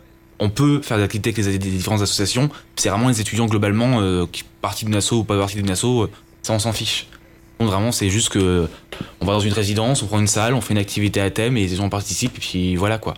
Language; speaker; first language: French; native; French